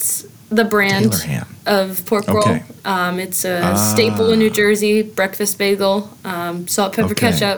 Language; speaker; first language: English; native; English